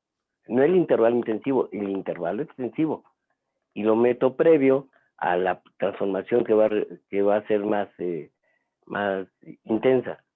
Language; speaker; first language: Spanish; native; Spanish